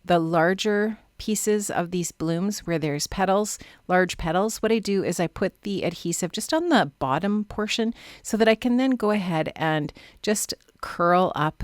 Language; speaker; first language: English; native; English